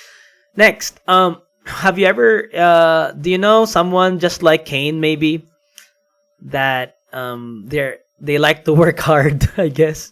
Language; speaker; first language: English; non-native, local second language; Filipino